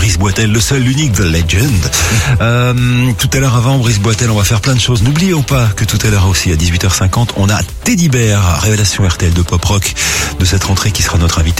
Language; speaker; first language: French; native; French